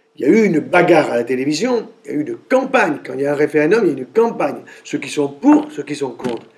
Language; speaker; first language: French; native; French